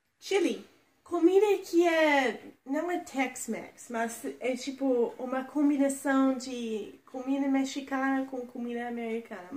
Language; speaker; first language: Portuguese; non-native, fluent; English